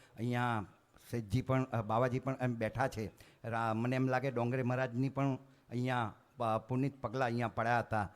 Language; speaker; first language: Gujarati; native; Gujarati